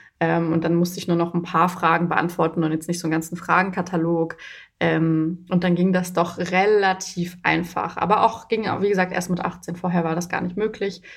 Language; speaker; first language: German; early bilingual, other home language; Persian